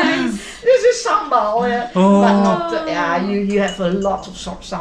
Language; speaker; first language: English; non-native, learner; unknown